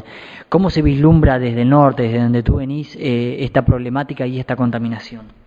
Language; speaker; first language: Spanish; native; Spanish